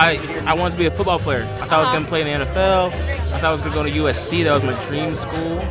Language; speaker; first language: English; native; English